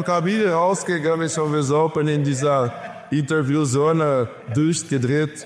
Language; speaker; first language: German; non-native, learner; Portuguese